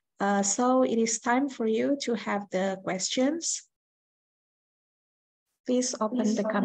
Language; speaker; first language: English; non-native, fluent; Indonesian